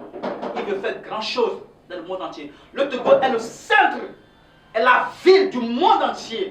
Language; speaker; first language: French; non-native, local second language; Ewe